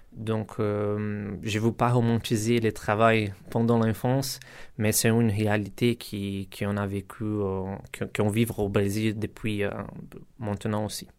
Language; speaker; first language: French; non-native, learner; Portuguese